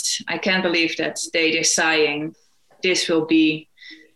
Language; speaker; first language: English; non-native, fluent; Dutch